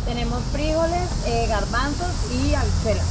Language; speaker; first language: Spanish; native; Spanish